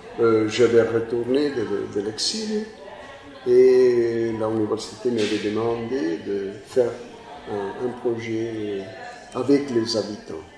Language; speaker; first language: French; non-native, fluent; Spanish